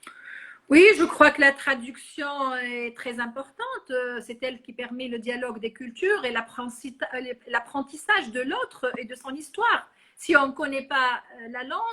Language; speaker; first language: French; non-native, local second language; Arabic